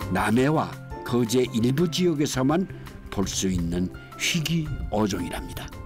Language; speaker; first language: Korean; native; Korean